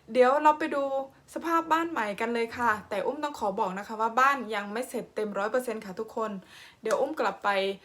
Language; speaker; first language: Thai; non-native, local second language; Khmer